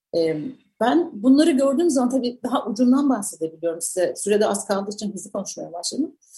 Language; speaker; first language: Turkish; native; Turkish